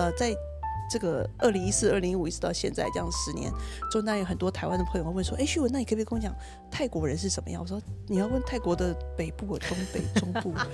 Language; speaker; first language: Chinese; native; Chinese